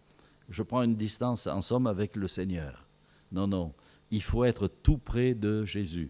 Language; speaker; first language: French; native; French